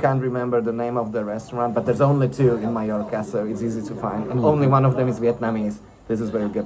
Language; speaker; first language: English; non-native, fluent; Slovak